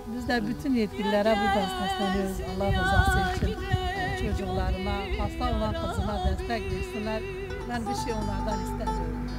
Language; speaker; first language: Turkish; non-native, local second language; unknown